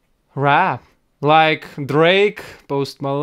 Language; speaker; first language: English; non-native, learner; Russian